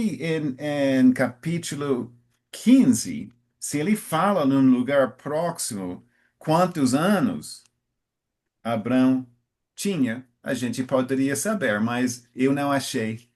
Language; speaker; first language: Portuguese; non-native, fluent; English